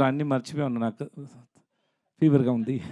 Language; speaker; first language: Telugu; non-native, learner; Tamil